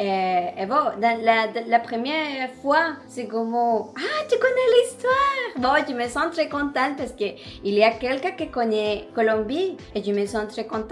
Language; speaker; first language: French; non-native, learner; Spanish